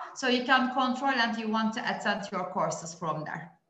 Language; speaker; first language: English; non-native, fluent; Turkish